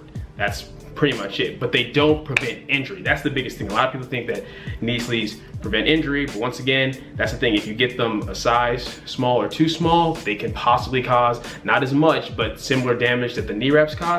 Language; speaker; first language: English; native; English